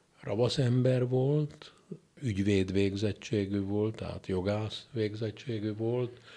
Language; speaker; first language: Hungarian; native; Hungarian